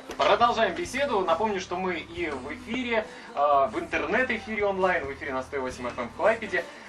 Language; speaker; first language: Russian; native; Russian